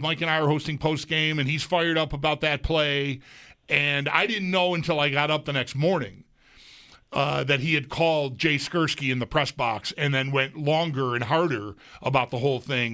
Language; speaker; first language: English; native; English